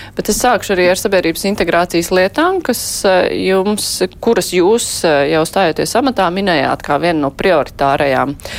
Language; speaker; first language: Latvian; native; Latvian